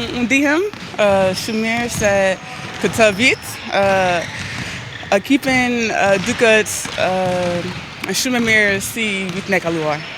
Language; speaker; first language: Albanian; non-native, learner; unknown